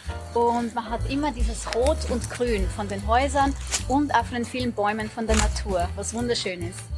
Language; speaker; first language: German; native; German